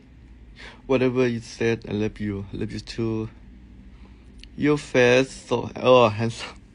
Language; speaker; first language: English; non-native, learner; Thai